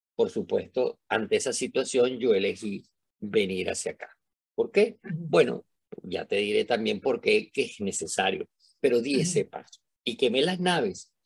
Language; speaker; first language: Spanish; native; Spanish